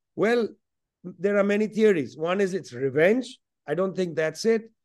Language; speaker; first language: English; non-native, local second language; Punjabi